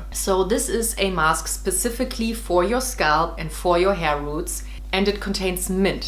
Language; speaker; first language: English; non-native, fluent; German